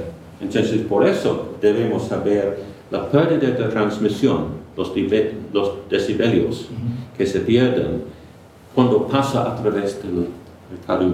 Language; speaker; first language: Spanish; non-native, fluent; English